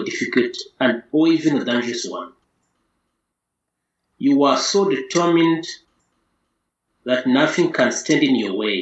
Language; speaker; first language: English; non-native, local second language; Kinyarwanda